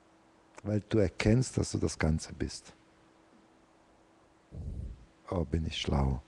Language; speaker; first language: German; non-native, fluent; Italian